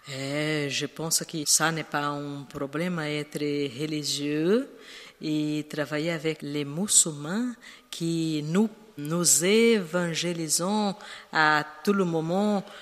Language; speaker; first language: French; non-native, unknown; Portuguese